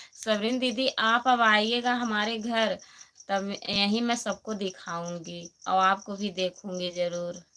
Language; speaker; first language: Hindi; native; Hindi